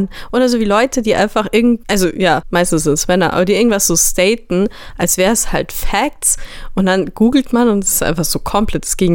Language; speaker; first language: German; native; German